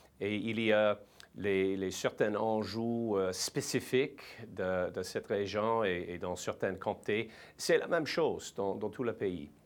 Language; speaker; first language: French; non-native, learner; English